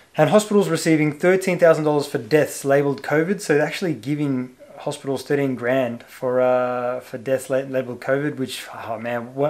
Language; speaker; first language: English; native; English